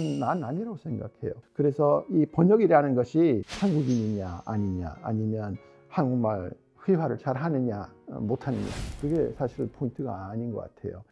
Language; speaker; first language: Korean; non-native, fluent; English